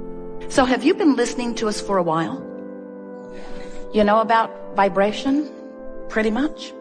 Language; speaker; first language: English; native; English